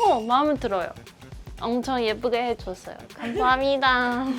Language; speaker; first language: Korean; non-native, learner; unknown